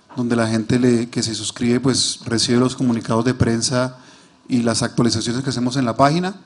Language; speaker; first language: Spanish; native; Spanish